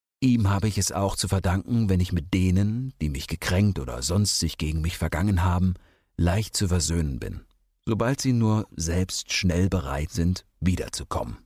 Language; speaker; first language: German; native; German